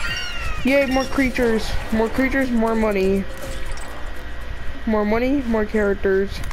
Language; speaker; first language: English; native; English